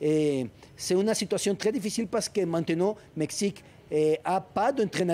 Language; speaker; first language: French; non-native, learner; Spanish